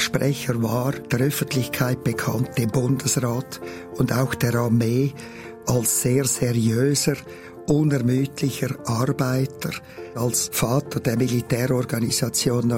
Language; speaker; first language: German; native; German